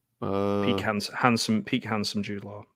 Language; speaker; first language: English; native; English